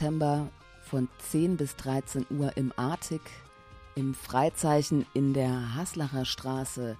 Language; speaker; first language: German; native; German